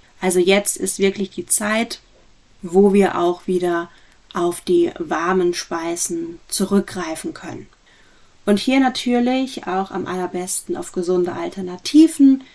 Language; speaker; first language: German; native; German